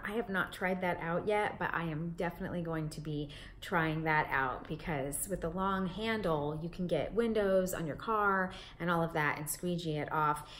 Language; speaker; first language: English; native; English